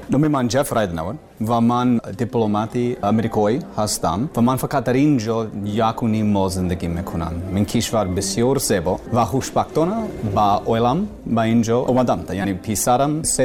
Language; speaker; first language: Persian; non-native, learner; English